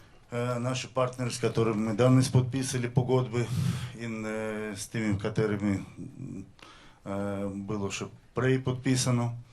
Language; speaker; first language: Slovenian; non-native, learner; Russian